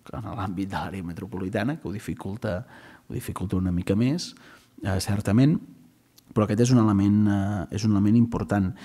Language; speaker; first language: Catalan; native; Catalan